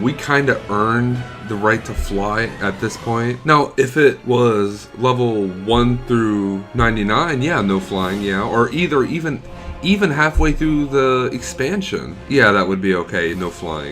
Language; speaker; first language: English; native; English